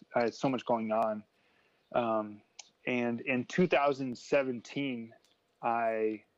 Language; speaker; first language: English; native; English